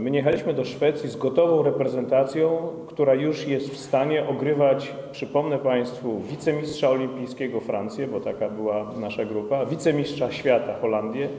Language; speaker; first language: Polish; native; Polish